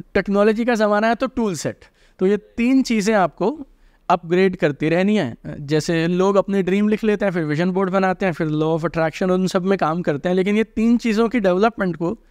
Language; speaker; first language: Hindi; native; Hindi